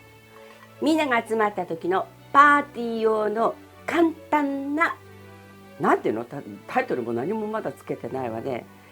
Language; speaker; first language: Japanese; early bilingual, other home language; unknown